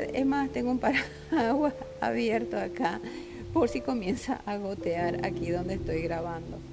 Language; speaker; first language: Spanish; native; Spanish